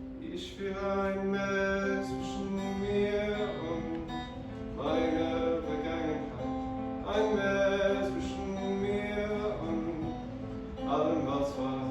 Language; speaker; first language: German; non-native, learner; English